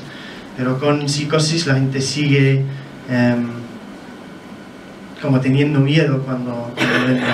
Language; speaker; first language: Spanish; non-native, fluent; English